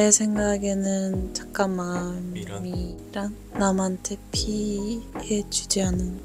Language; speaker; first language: Korean; non-native, fluent; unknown